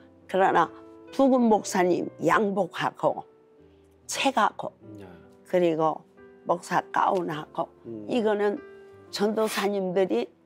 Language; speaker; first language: Korean; native; Korean